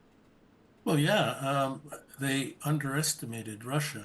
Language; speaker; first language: English; native; English